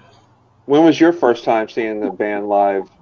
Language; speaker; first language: English; native; English